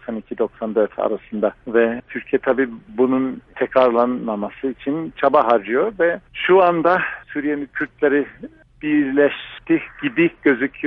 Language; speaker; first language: Turkish; non-native, fluent; English